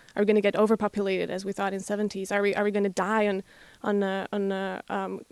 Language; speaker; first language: English; non-native, fluent; Slovak